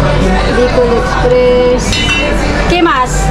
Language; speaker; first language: Spanish; non-native, learner; Filipino